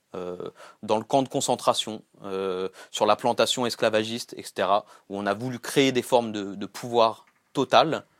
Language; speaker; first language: French; native; French